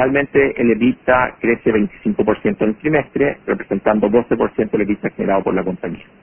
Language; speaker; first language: Spanish; native; Spanish